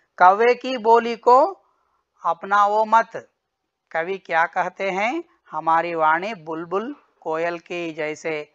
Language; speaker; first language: Hindi; non-native, local second language; Telugu